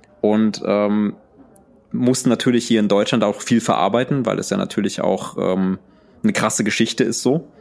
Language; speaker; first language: German; early bilingual, other home language; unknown